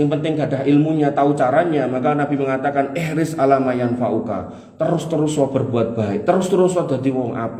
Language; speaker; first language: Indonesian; non-native, local second language; Javanese